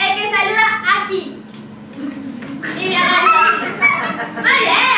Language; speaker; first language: Spanish; native; Spanish